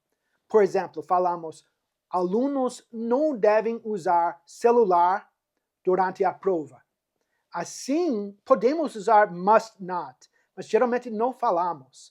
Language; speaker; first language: Portuguese; non-native, fluent; English